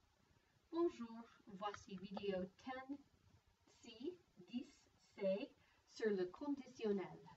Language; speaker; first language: French; non-native, fluent; English